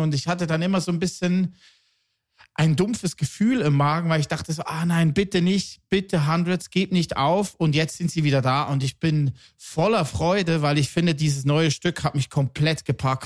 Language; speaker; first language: German; native; German